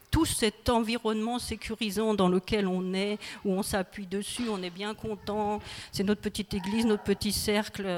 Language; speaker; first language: French; native; French